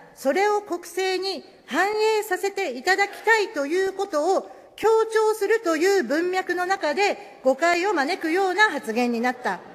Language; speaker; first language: Japanese; native; Japanese